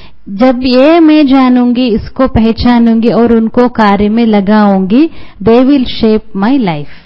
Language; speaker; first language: Hindi; native; Hindi